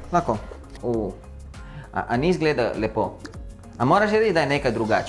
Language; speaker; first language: Slovenian; non-native, learner; Italian